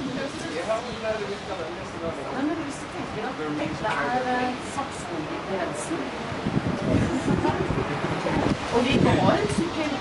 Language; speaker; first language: Norwegian; native; Norwegian